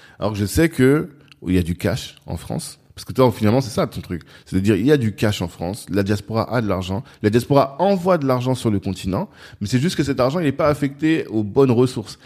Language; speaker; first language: French; non-native, local second language; Sango